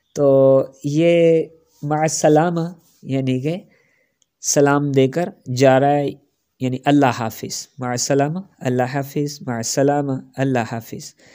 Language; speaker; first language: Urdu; non-native, local second language; Punjabi